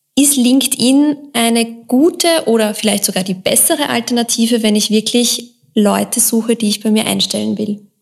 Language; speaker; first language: German; native; German